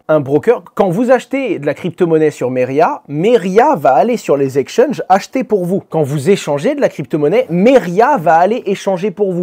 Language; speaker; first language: French; native; French